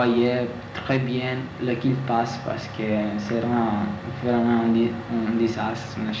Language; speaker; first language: French; non-native, learner; Italian